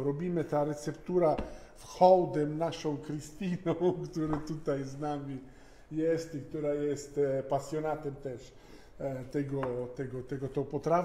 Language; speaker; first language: Polish; non-native, fluent; Italian